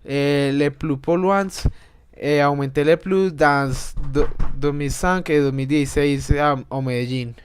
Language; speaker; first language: French; non-native, learner; Spanish